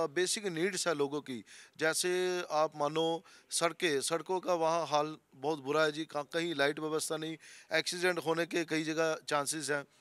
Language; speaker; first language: Hindi; non-native, local second language; Punjabi